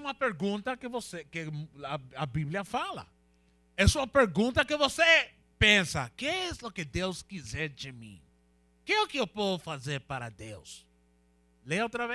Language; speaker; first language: Portuguese; non-native, fluent; Spanish